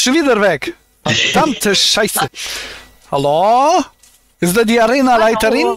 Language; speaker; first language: German; native; German